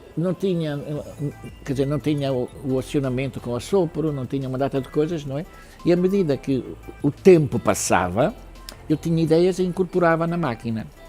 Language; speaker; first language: Portuguese; early bilingual, other home language; Italian